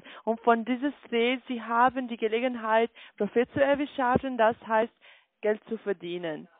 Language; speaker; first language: German; non-native, learner; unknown